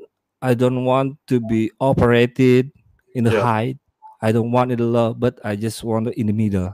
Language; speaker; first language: English; non-native, learner; Indonesian